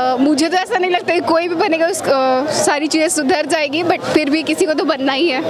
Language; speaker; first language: Hindi; native; Hindi